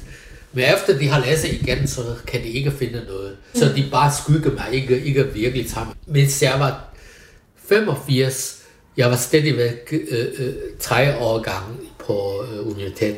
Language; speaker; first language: Danish; non-native, fluent; Chinese